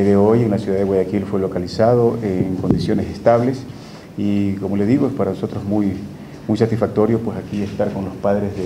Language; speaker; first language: Spanish; native; Spanish